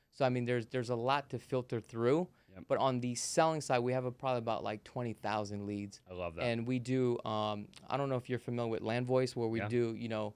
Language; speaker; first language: English; native; English